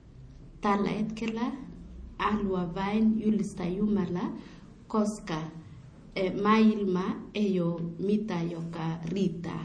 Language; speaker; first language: Finnish; non-native, learner; Swahili